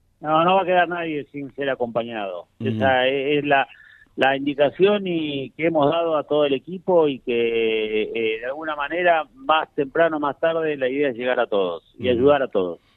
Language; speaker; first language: Spanish; native; Spanish